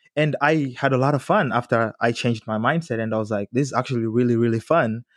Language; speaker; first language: English; non-native, local second language; Swahili